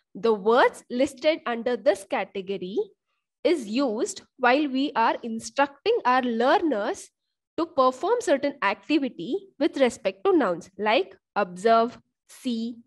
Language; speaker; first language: English; non-native, local second language; Kannada